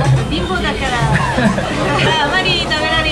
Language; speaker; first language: Japanese; non-native, learner; French